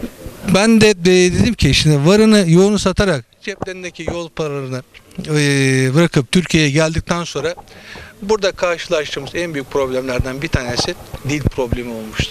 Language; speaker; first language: Turkish; native; Turkish